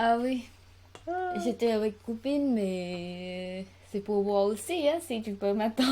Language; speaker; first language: French; non-native, learner; Khmer